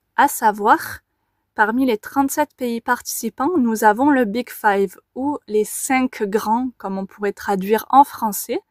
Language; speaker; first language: French; native; French